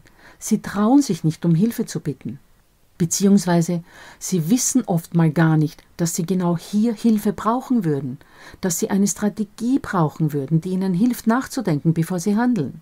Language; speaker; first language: German; native; German